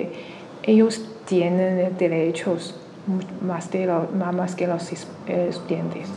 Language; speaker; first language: Spanish; non-native, learner; Chinese